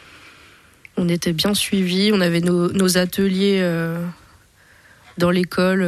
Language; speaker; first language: French; native; French